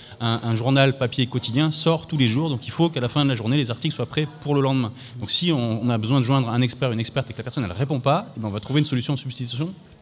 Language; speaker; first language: French; native; French